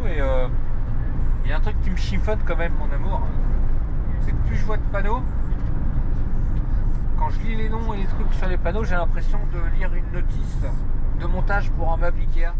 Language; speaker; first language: French; native; French